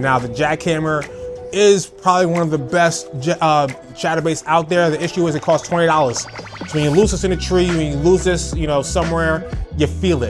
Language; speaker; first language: English; native; English